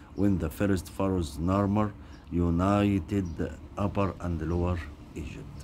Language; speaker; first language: English; non-native, fluent; Arabic